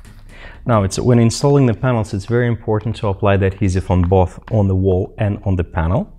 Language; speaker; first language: English; non-native, fluent; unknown